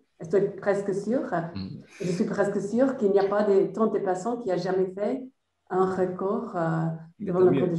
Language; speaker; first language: French; non-native, fluent; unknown